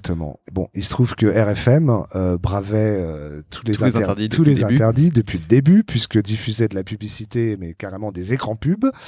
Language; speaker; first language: French; native; French